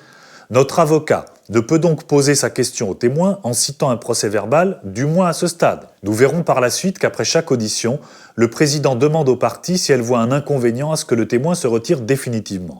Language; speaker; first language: French; native; French